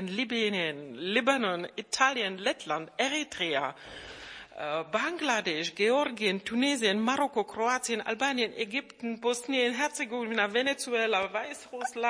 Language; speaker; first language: German; non-native, fluent; Czech